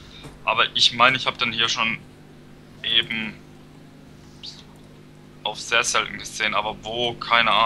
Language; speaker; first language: German; native; German